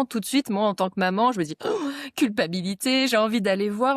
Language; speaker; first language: French; native; French